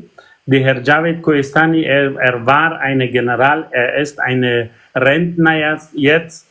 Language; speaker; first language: German; non-native, learner; Persian